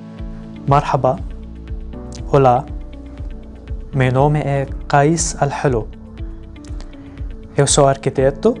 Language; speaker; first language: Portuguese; non-native, fluent; Arabic